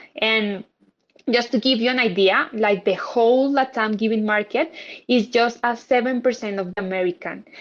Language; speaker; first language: English; non-native, fluent; Spanish